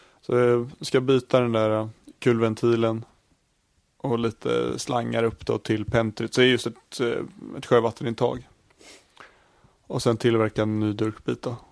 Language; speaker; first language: Swedish; native; Swedish